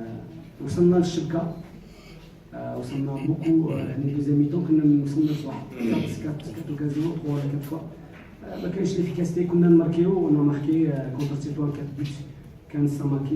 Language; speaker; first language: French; non-native, local second language; Arabic